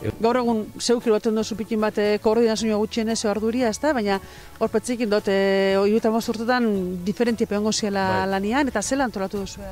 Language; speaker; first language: Basque; native; Basque